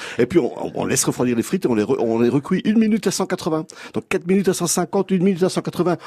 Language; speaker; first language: French; native; French